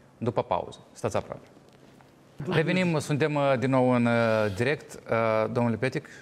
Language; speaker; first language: Romanian; native; Romanian